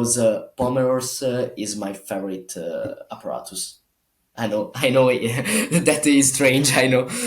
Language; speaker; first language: English; non-native, learner; Italian